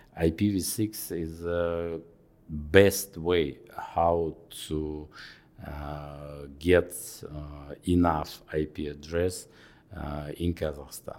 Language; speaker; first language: English; non-native, fluent; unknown